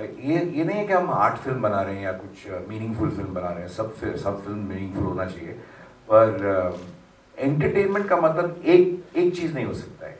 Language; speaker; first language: Hindi; non-native, local second language; Tamil